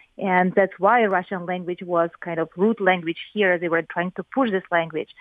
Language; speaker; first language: English; non-native, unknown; Ukrainian